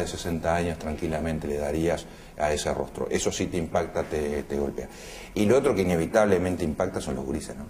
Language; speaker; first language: Spanish; native; Spanish